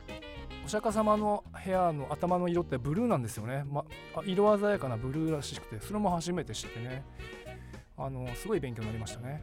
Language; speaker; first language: Japanese; native; Japanese